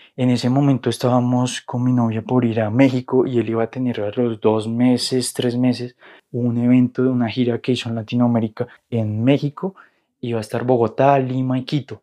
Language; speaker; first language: Spanish; native; Spanish